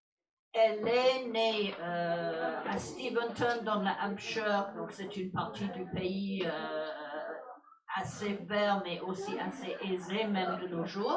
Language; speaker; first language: French; non-native, fluent; English